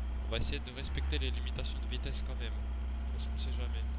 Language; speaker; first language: French; native; French